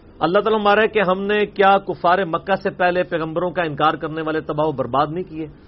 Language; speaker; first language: Urdu; non-native, local second language; Punjabi